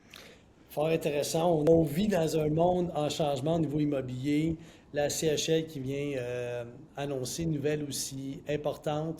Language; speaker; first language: French; native; French